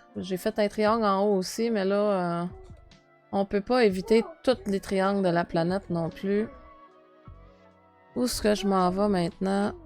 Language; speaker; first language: French; native; French